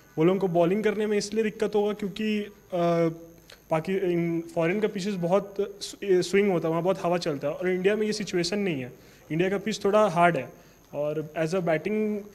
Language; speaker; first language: Hindi; native; Hindi